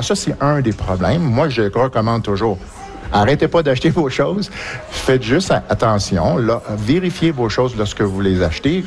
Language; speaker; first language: French; native; French